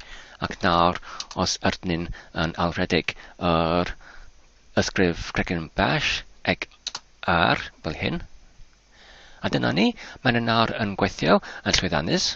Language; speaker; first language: Welsh; non-native, learner; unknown